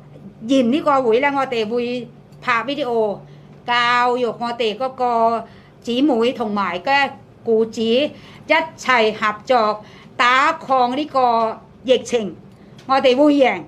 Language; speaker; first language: Cantonese; non-native, fluent; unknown